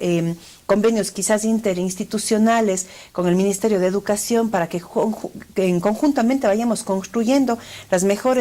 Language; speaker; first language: Spanish; native; Spanish